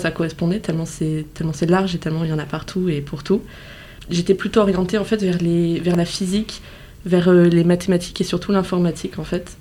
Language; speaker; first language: French; native; French